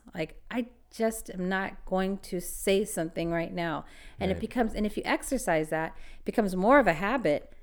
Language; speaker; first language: English; native; English